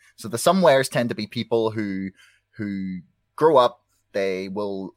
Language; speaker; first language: English; native; English